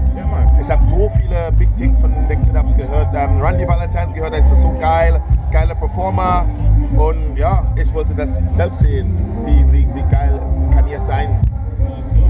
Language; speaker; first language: German; non-native, fluent; English